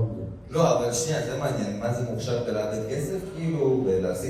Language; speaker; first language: Hebrew; native; Hebrew